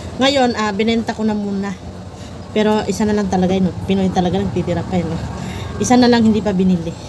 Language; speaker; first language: Filipino; non-native, local second language; Surigaonon